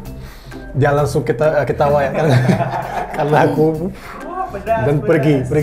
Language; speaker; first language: Indonesian; non-native, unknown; Portuguese